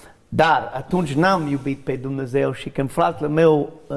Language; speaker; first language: Romanian; non-native, learner; English